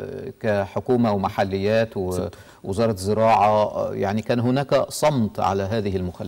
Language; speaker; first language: Arabic; native; Arabic